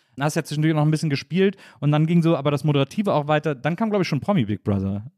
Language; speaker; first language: German; native; German